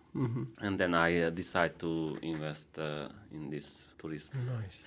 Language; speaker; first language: English; non-native, learner; Hungarian